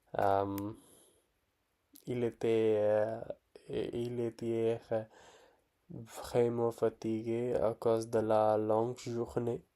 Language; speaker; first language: French; non-native, learner; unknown